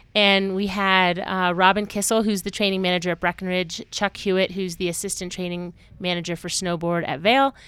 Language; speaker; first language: English; native; English